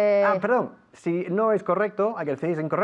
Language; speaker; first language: Spanish; non-native, fluent; English